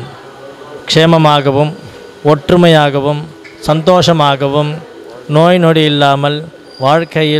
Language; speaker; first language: Tamil; native; Tamil